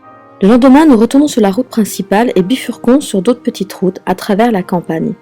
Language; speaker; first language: French; native; French